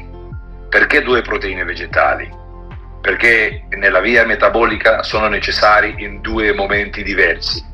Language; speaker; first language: Italian; non-native, learner; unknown